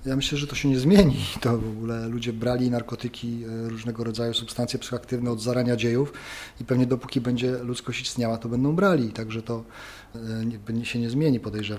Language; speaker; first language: Polish; native; Polish